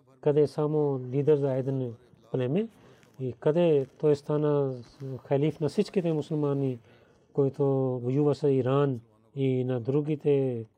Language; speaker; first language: Bulgarian; non-native, learner; Urdu